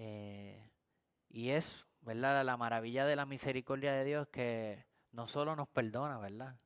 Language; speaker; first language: Spanish; native; Spanish